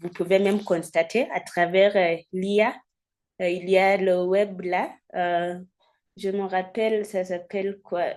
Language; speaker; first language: French; non-native, fluent; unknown